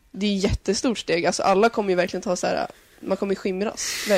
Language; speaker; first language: Swedish; native; Swedish